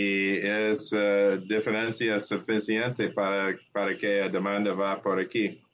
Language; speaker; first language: Portuguese; non-native, learner; English